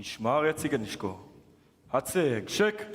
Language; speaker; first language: Hebrew; native; Hebrew